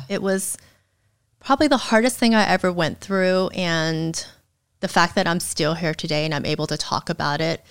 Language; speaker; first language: English; native; English